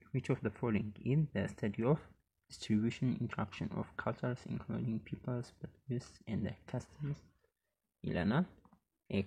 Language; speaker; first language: English; non-native, local second language; Amharic